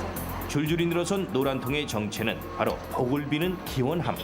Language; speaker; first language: Korean; native; Korean